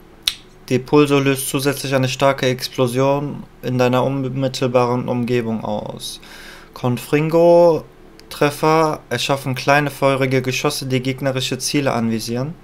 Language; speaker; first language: German; native; German